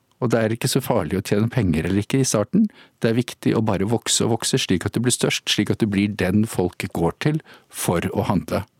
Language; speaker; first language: Norwegian; native; Norwegian